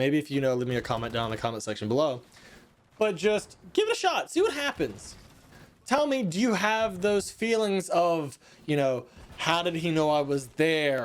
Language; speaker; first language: English; native; English